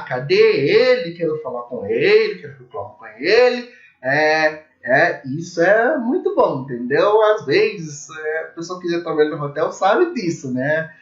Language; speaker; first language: Portuguese; non-native, learner; English